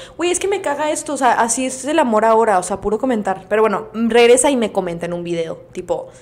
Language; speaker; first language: Spanish; native; Spanish